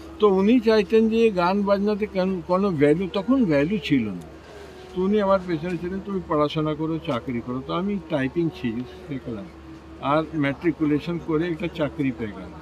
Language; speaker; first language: Bangla; non-native, fluent; Hindi